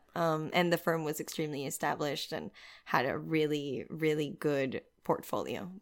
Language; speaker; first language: English; non-native, fluent; Spanish